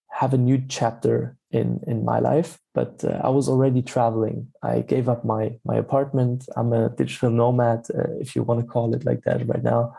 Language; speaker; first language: English; non-native, fluent; German